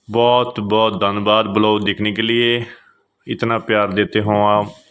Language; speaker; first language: Hindi; non-native, local second language; Punjabi